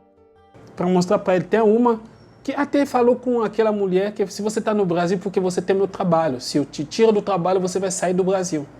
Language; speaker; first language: Portuguese; non-native, learner; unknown